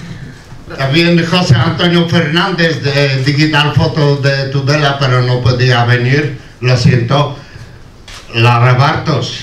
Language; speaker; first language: Spanish; non-native, learner; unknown